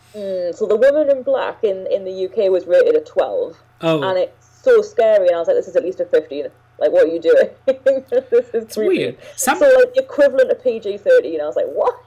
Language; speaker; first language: English; native; English